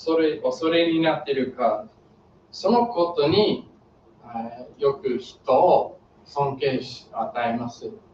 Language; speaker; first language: Japanese; non-native, learner; English